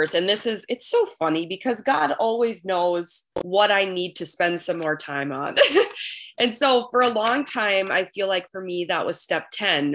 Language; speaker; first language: English; native; English